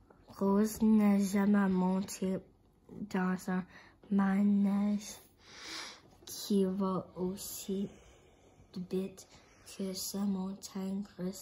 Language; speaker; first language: French; non-native, learner; English